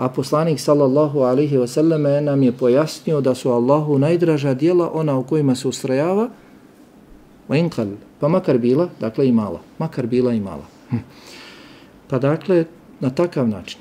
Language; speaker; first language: Serbian; native; Serbian